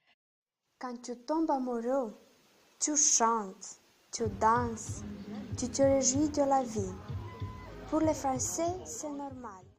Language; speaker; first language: French; non-native, learner; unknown